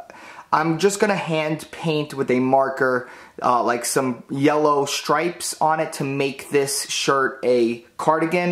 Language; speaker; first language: English; native; English